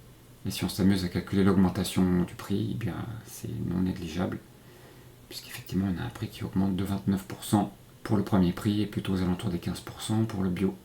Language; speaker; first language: French; native; French